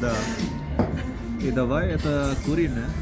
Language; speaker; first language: Russian; non-native, learner; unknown